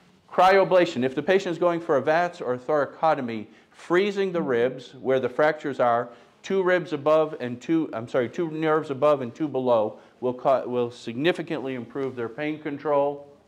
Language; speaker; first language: English; early bilingual, other home language; Ukrainian